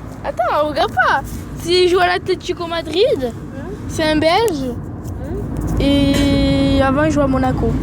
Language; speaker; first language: French; native; French